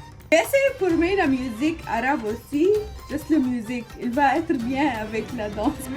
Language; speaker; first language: French; non-native, learner; Arabic